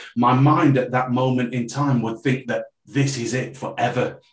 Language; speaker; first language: English; native; English